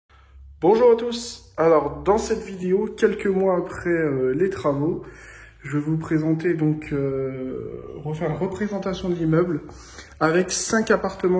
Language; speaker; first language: French; native; French